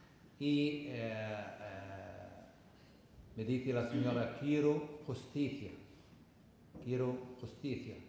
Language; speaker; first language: Spanish; non-native, fluent; Arabic